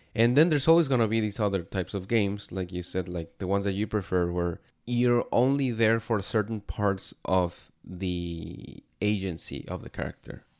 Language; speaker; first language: English; non-native, fluent; Spanish